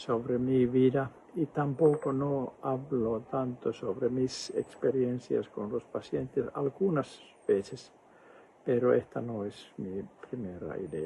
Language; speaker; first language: Spanish; non-native, fluent; Finnish